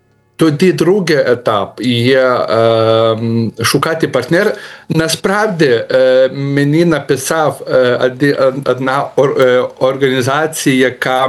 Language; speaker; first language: Ukrainian; non-native, learner; Lithuanian